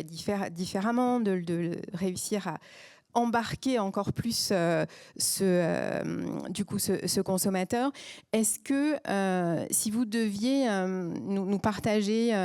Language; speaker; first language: French; native; French